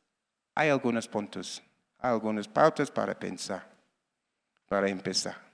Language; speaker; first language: Spanish; non-native, learner; English